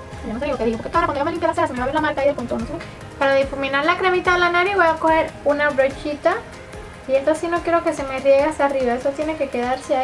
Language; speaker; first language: Spanish; native; Spanish